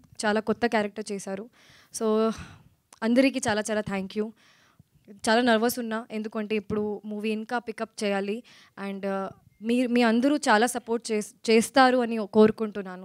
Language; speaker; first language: Telugu; non-native, learner; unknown